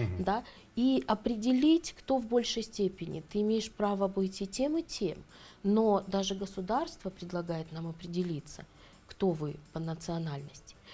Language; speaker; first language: Russian; native; Russian